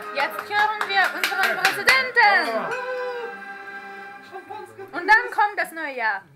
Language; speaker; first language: German; non-native, fluent; Russian